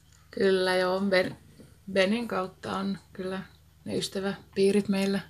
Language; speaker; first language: Finnish; native; Finnish